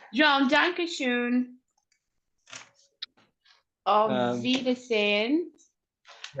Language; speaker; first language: German; non-native, learner; Portuguese